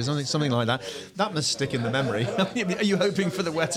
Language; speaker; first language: English; native; English